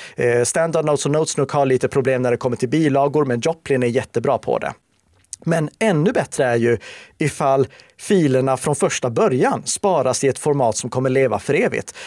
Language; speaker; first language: Swedish; native; Swedish